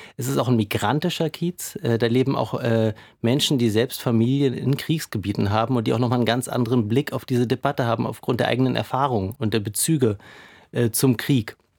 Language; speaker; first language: German; native; German